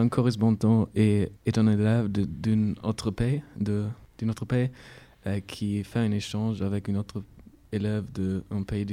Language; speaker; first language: French; non-native, learner; German